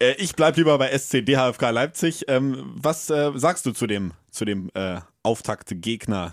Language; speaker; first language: German; native; German